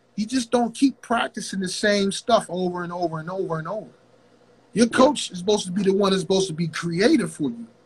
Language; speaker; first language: English; native; English